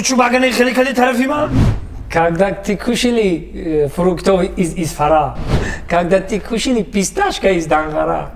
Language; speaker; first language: Russian; non-native, learner; Tajik